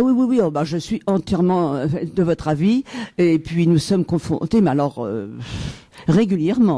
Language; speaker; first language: French; native; French